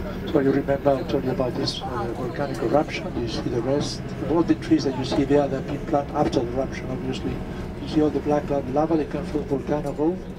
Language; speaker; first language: English; non-native, fluent; Spanish